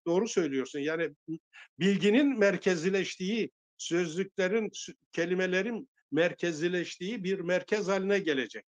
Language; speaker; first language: Turkish; non-native, local second language; Zaza